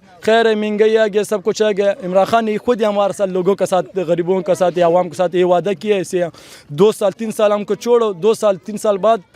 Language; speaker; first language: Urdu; non-native, local second language; Pashto